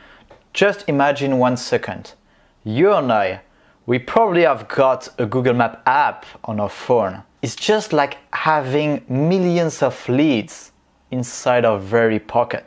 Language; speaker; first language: English; non-native, fluent; French